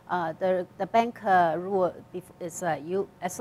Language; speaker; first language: English; non-native, learner; Chinese